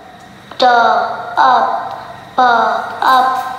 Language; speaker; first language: English; non-native, learner; Vietnamese